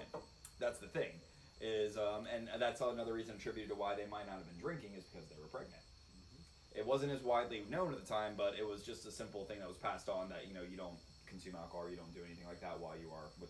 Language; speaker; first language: English; native; English